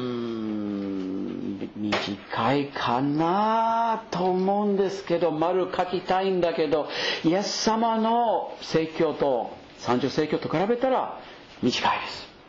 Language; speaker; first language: Japanese; non-native, fluent; English